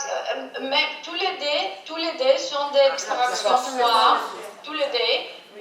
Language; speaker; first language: French; non-native, fluent; Greek